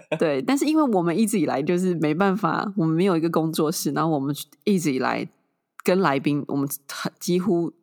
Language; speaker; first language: Chinese; native; Chinese